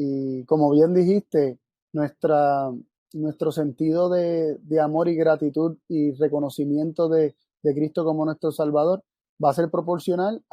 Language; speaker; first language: Spanish; native; Spanish